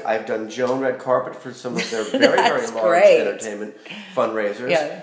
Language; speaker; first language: English; native; English